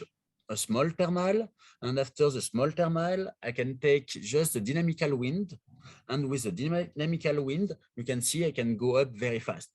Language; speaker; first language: English; non-native, learner; French